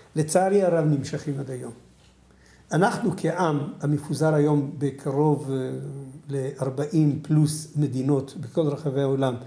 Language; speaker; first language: Hebrew; non-native, local second language; Adyghe